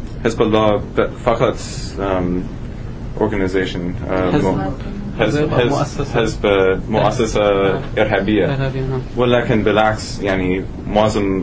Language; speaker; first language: Arabic; non-native, learner; English